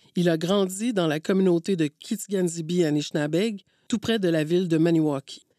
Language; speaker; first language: French; native; French